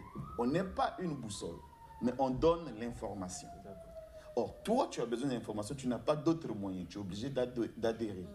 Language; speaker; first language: French; non-native, local second language; Lingala